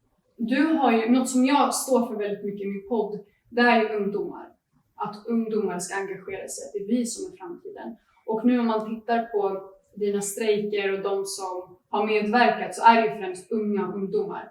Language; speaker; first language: Swedish; native; Swedish